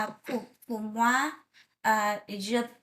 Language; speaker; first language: French; non-native, learner; Vietnamese